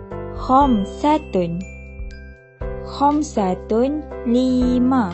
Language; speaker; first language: Arabic; non-native, learner; Malay